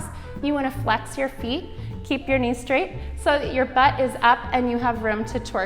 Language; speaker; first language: English; native; English